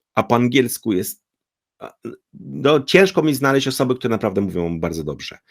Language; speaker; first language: Polish; native; Polish